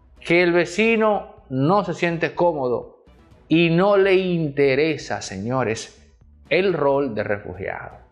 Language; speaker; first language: Spanish; native; Spanish